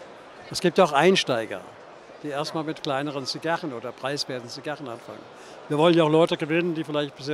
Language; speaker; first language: German; native; German